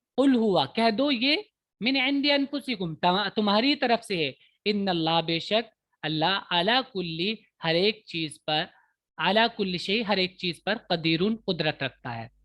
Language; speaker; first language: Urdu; native; Urdu